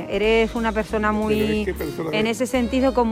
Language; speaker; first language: Spanish; native; Spanish